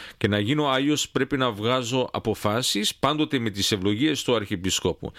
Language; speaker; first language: Greek; early bilingual, heritage; Greek